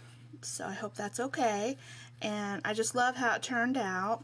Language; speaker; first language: English; native; English